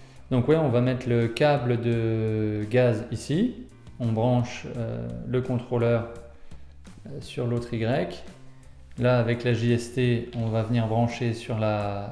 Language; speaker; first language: French; native; French